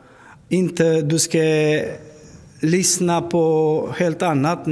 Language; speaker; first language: Swedish; non-native, learner; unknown